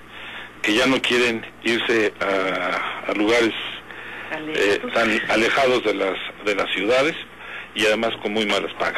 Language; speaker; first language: Spanish; native; Spanish